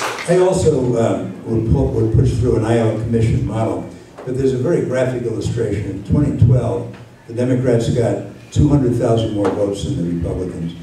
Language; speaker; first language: English; early bilingual, other home language; Spanish